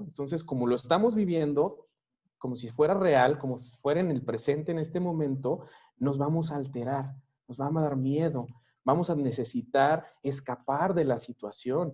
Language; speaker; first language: Spanish; native; Spanish